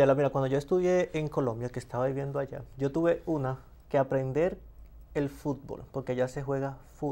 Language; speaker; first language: Spanish; native; Spanish